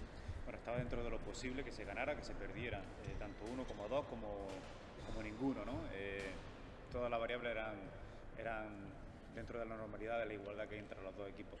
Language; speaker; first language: Spanish; native; Spanish